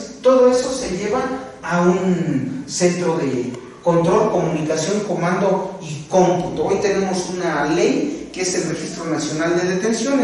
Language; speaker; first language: Spanish; native; Spanish